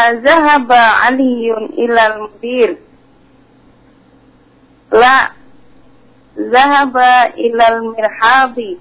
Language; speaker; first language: Arabic; non-native, learner; Indonesian